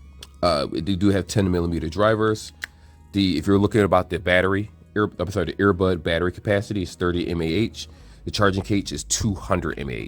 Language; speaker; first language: English; native; English